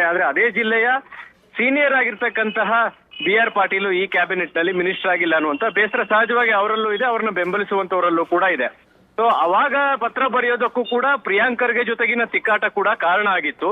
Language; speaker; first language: Kannada; native; Kannada